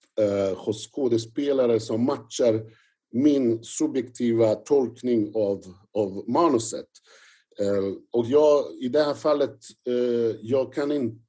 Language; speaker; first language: Swedish; non-native, fluent; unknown